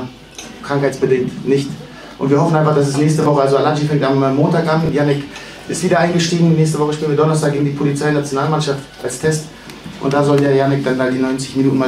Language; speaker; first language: German; native; German